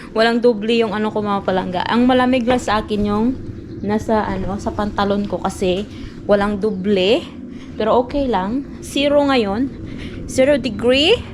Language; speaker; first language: Filipino; non-native, local second language; Cebuano